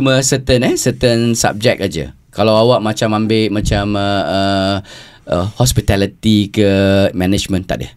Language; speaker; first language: Malay; native; Malay